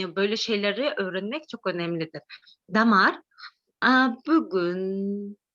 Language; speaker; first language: Turkish; non-native, fluent; Kyrgyz